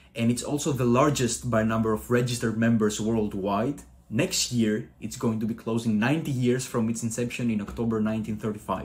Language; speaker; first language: English; non-native, fluent; Greek